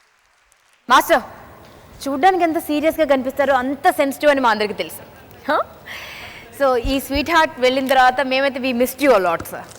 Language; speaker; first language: Telugu; native; Telugu